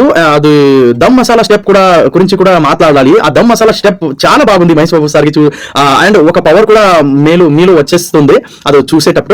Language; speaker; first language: Telugu; non-native, learner; Kannada